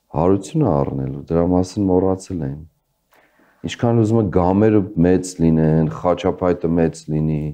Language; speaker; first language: Armenian; native; Armenian